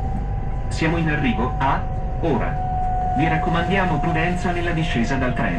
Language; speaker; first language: Italian; native; Italian